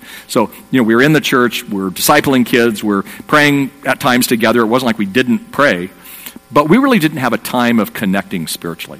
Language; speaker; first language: English; native; English